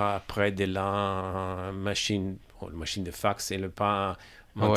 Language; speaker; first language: French; non-native, learner; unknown